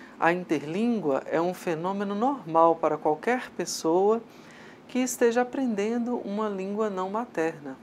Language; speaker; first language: Portuguese; native; Portuguese